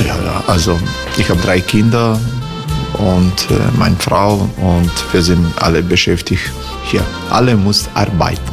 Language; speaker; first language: German; non-native, learner; Croatian